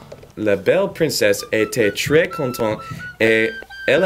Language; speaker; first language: French; non-native, learner; English